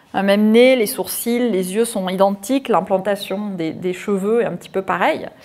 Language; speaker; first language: French; native; French